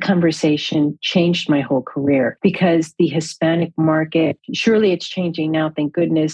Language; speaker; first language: English; native; English